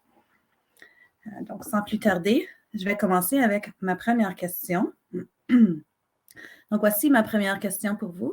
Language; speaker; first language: French; native; French